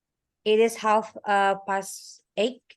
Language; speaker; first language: English; non-native, learner; Indonesian